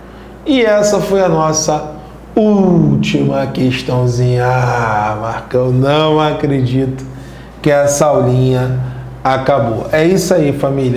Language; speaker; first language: Portuguese; native; Portuguese